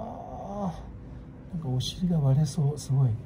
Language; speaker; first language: Japanese; native; Japanese